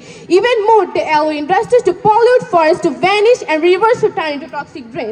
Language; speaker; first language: English; non-native, learner; Bangla